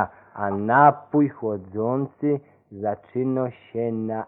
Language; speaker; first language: Polish; native; Polish